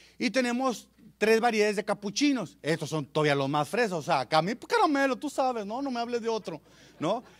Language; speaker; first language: Spanish; native; Spanish